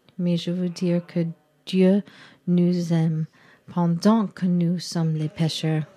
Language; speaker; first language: French; non-native, learner; English